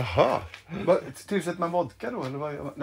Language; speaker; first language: Swedish; native; Swedish